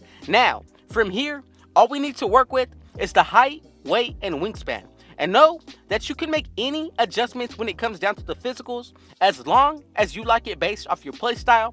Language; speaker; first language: English; native; English